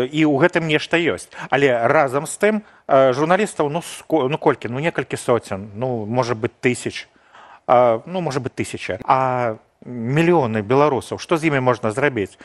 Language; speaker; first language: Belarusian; non-native, local second language; Russian